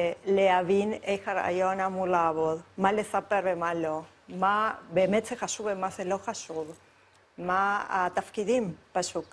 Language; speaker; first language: Hebrew; non-native, fluent; Spanish